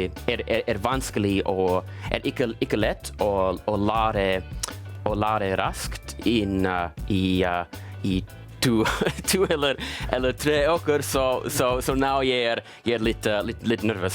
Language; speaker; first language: Norwegian; non-native, learner; English